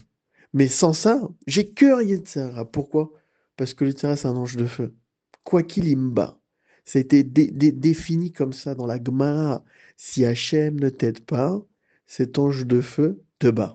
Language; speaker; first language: French; native; French